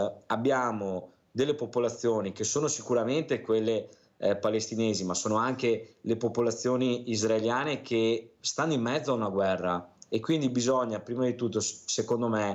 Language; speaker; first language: Italian; native; Italian